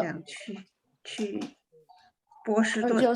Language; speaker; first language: Chinese; native; Chinese